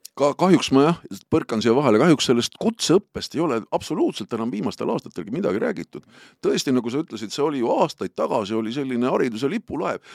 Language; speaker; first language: Estonian; native; Estonian